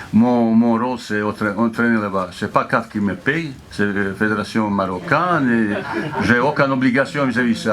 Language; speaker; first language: French; non-native, fluent; Bosnian